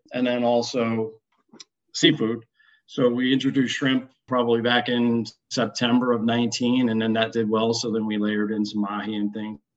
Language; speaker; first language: English; native; English